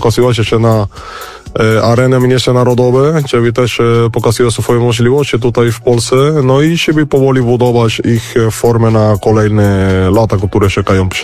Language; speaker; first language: Polish; non-native, fluent; Spanish